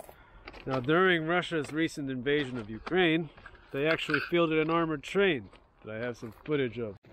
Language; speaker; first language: English; native; English